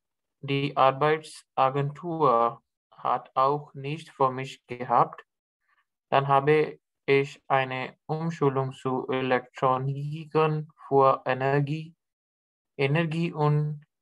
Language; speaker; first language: German; non-native, learner; Urdu